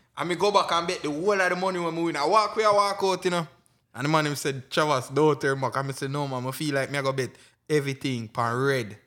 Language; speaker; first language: English; non-native, local second language; Jamaican Creole English